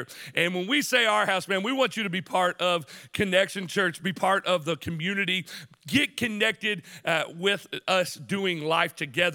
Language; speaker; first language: English; native; English